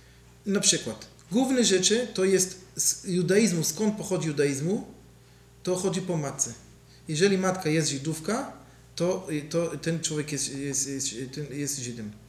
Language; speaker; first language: Polish; non-native, learner; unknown